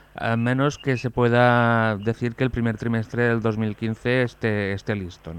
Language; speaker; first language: Spanish; non-native, local second language; Catalan